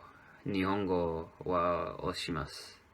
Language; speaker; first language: Japanese; non-native, learner; English